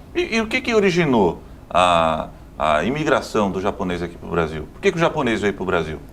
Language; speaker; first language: Portuguese; native; Portuguese